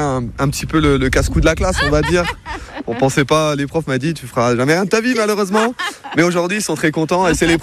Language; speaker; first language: French; native; French